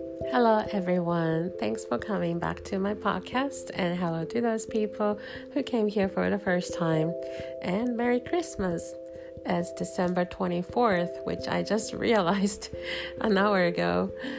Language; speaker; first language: English; non-native, fluent; Japanese